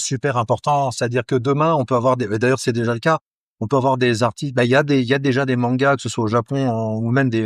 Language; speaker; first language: French; native; French